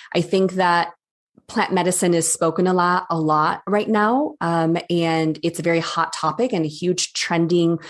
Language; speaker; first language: English; native; English